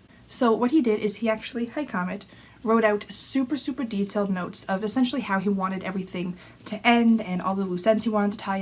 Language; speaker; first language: English; native; English